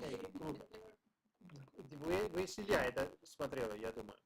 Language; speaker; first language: Russian; non-native, learner; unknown